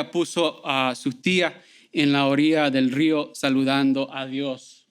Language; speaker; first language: Spanish; early bilingual, heritage; Spanish